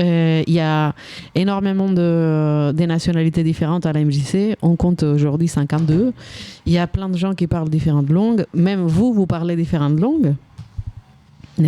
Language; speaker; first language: French; native; French